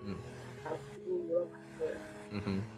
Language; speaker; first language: Korean; non-native, learner; Chinese